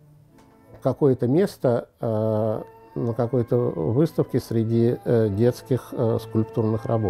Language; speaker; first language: Russian; native; Russian